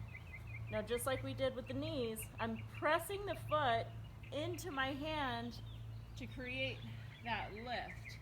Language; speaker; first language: English; native; English